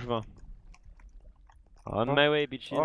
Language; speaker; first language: French; native; French